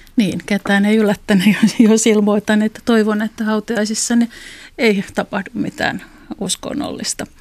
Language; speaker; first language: Finnish; native; Finnish